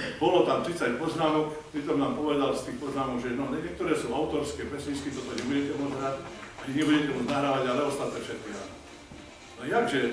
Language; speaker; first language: Slovak; native; Slovak